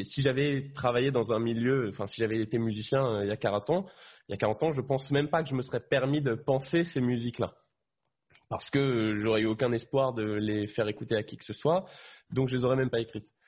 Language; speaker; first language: French; native; French